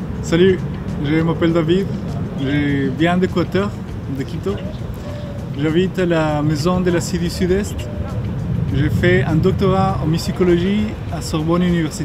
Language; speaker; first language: French; non-native, fluent; Spanish